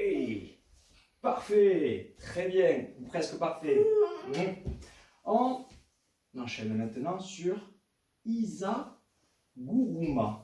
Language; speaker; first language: French; native; French